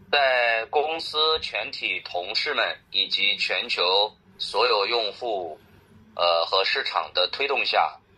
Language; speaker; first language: Chinese; native; Chinese